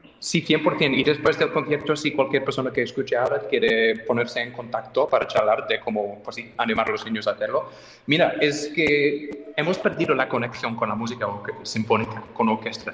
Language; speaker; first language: Spanish; non-native, fluent; English